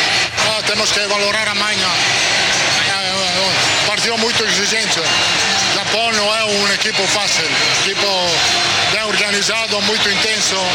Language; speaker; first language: Portuguese; non-native, learner; Italian